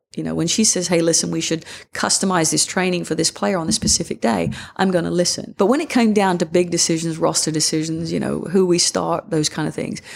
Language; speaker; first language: English; native; English